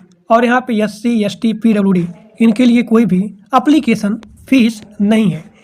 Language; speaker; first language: Hindi; native; Hindi